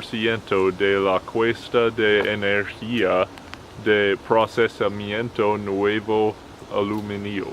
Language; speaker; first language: Spanish; non-native, learner; English